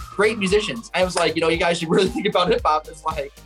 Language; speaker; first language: English; native; English